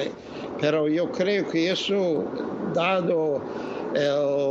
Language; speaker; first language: Spanish; non-native, fluent; English